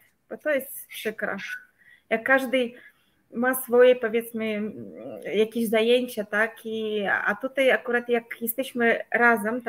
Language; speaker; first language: Polish; non-native, fluent; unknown